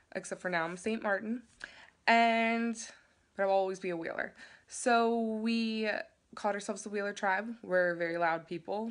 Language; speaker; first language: English; native; English